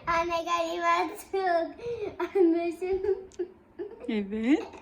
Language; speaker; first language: Turkish; early bilingual, heritage; Turkish